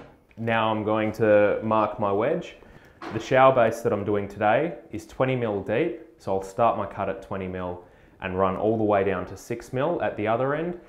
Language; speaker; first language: English; native; English